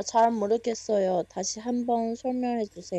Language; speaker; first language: Korean; non-native, learner; Chinese